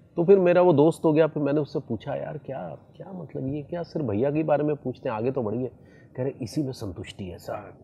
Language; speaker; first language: Hindi; native; Hindi